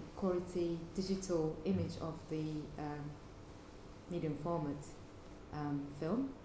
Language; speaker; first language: English; non-native, fluent; Japanese